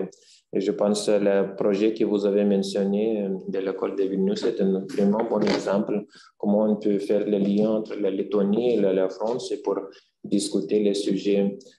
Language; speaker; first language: French; non-native, fluent; Lithuanian